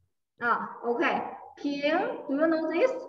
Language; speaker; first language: English; non-native, learner; Chinese